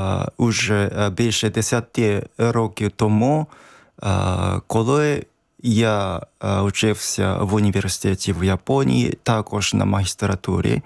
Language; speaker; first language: Ukrainian; non-native, fluent; Japanese